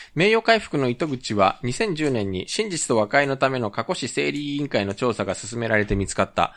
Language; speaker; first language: Japanese; native; Japanese